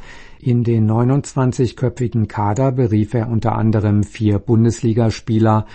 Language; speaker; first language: German; native; German